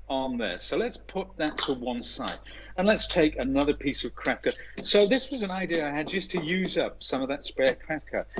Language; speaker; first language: English; native; English